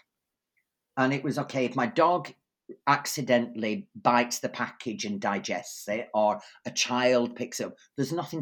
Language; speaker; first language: English; native; English